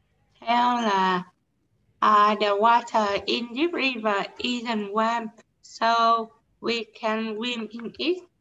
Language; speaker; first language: English; non-native, learner; Vietnamese